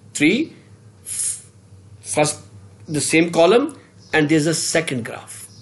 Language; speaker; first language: English; non-native, local second language; Urdu